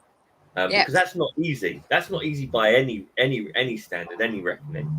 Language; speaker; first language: English; native; English